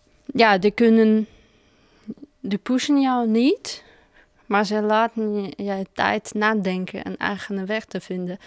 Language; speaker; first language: Dutch; non-native, fluent; Russian